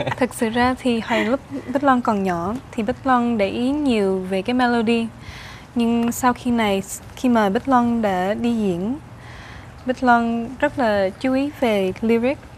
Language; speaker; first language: Vietnamese; early bilingual, heritage; Vietnamese